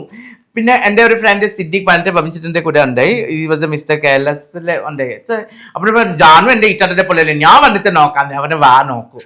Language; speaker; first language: Malayalam; non-native, local second language; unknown